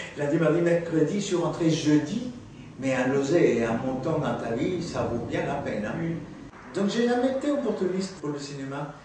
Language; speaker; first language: French; non-native, fluent; Spanish